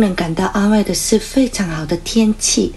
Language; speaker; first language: Chinese; non-native, learner; Korean